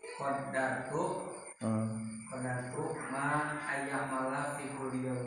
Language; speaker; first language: Arabic; non-native, fluent; Indonesian